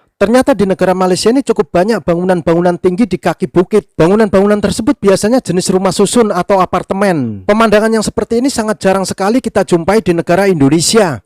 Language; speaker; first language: Indonesian; native; Indonesian